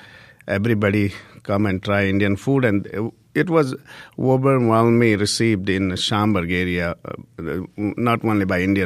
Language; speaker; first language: English; non-native, local second language; Hindi